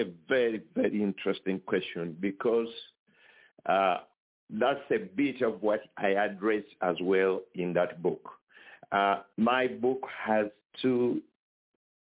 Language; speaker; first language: English; non-native, local second language; Ganda